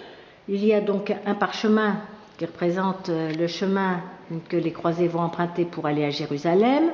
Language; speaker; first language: French; native; French